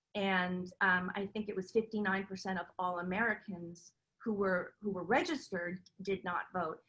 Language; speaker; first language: English; native; English